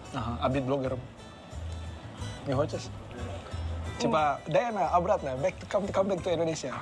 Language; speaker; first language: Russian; non-native, learner; Indonesian